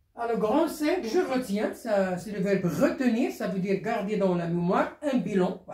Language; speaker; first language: French; non-native, local second language; Arabic